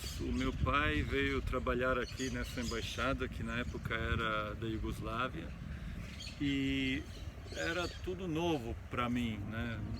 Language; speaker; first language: Portuguese; non-native, fluent; Serbian